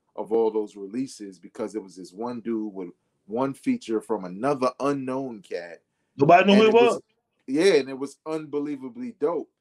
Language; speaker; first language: English; native; English